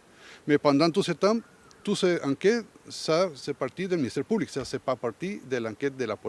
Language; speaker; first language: French; non-native, learner; Spanish